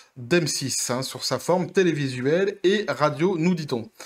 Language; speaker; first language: French; native; French